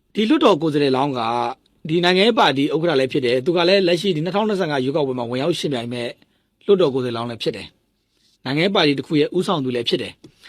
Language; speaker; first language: Burmese; native; Burmese